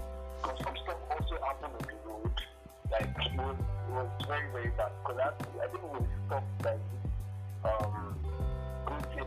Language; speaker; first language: English; non-native, local second language; Yoruba